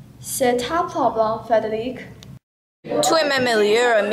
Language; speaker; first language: French; non-native, learner; English